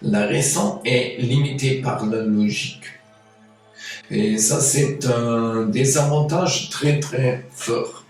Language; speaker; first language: French; non-native, fluent; German